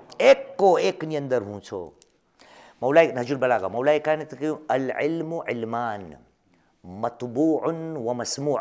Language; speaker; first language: Gujarati; early bilingual, heritage; Gujarati